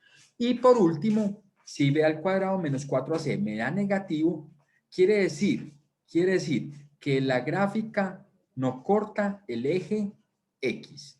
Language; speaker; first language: Spanish; native; Spanish